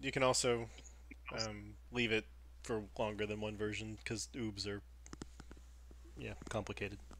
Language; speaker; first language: English; native; English